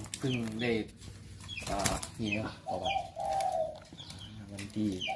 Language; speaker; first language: Thai; non-native, local second language; Northeastern Thai